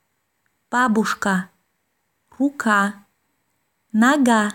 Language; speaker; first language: Russian; non-native, learner; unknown